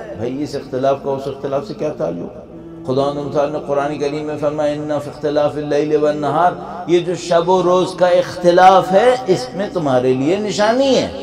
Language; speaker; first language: Urdu; native; Urdu